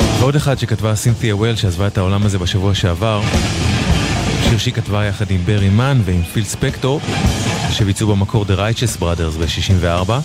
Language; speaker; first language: Hebrew; native; Hebrew